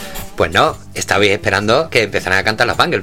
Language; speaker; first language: Spanish; native; Spanish